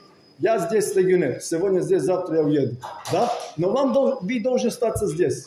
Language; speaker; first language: Russian; non-native, fluent; Serbian